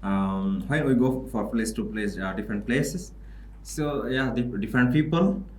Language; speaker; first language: English; non-native, local second language; Bangla